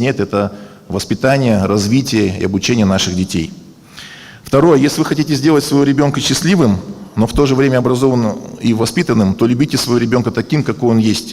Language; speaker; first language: Russian; native; Russian